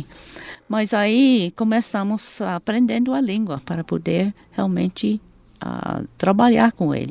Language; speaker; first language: Portuguese; non-native, fluent; English